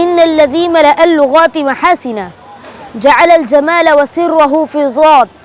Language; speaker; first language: Arabic; non-native, learner; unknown